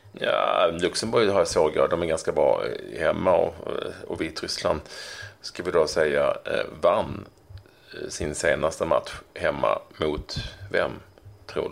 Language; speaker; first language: Swedish; native; Swedish